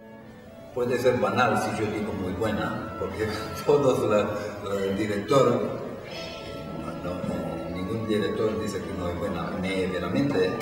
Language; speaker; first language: Spanish; non-native, fluent; Italian